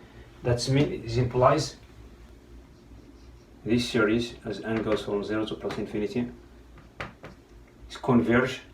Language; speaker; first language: English; non-native, fluent; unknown